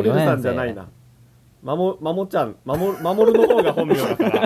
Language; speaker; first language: Japanese; native; Japanese